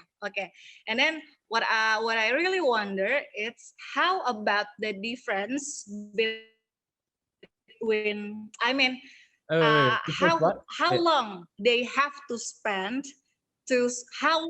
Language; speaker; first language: English; non-native, learner; Indonesian